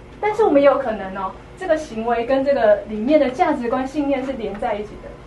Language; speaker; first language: Chinese; native; Chinese